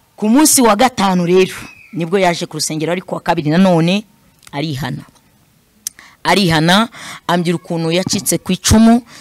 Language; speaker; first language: Kinyarwanda; non-native, fluent; Swahili